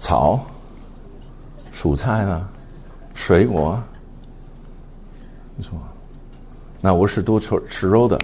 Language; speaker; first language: Chinese; non-native, fluent; English